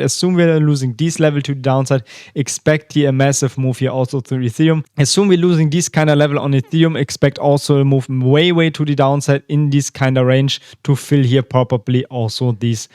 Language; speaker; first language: English; non-native, fluent; German